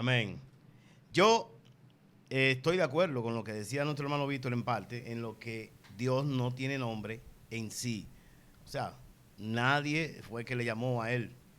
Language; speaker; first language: Spanish; native; Spanish